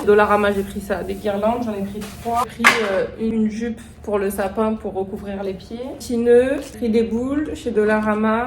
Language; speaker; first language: French; native; French